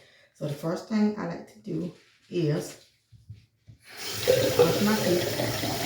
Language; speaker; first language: English; native; English